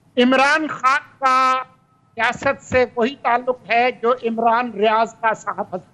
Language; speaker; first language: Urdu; non-native, local second language; Sindhi